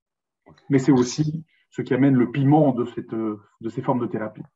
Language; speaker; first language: French; native; French